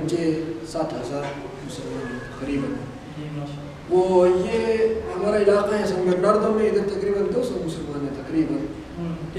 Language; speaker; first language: Hindi; non-native, learner; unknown